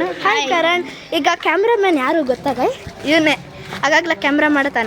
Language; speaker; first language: Kannada; native; Kannada